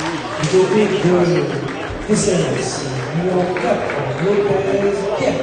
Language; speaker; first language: French; native; French